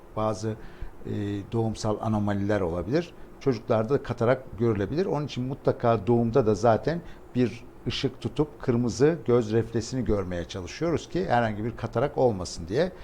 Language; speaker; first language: Turkish; native; Turkish